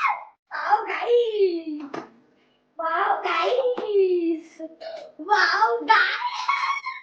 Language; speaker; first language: English; non-native, local second language; Marathi